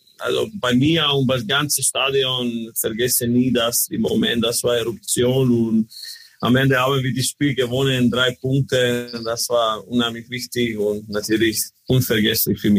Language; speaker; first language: German; non-native, learner; Croatian